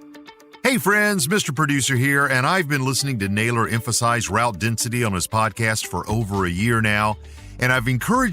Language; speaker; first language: English; native; English